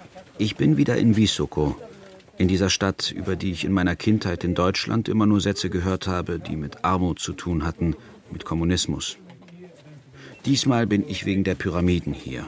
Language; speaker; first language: German; early bilingual, other home language; Bosnian